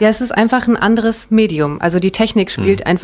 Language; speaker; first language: German; early bilingual, other home language; Japanese